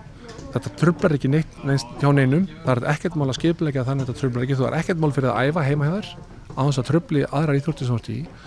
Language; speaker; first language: Icelandic; native; Icelandic